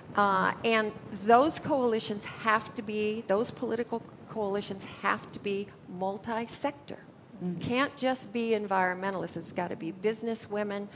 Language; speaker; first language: English; native; English